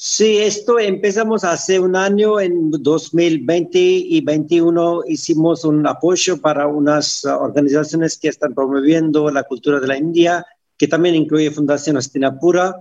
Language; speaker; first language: Spanish; non-native, fluent; Hindi